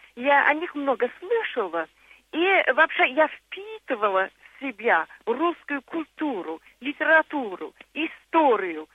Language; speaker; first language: Russian; non-native, fluent; English